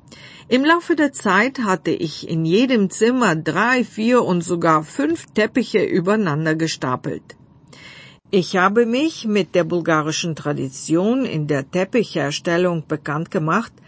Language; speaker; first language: German; non-native, fluent; Bulgarian